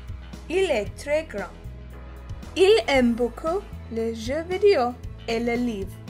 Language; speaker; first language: French; non-native, learner; English